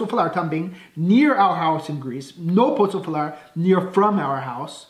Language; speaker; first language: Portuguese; non-native, fluent; English